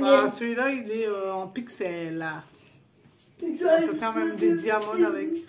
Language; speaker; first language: French; native; French